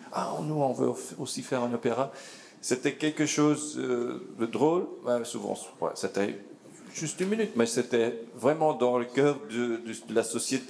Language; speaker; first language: French; non-native, fluent; Dutch